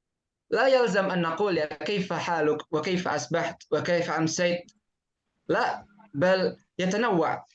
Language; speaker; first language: Arabic; non-native, fluent; Indonesian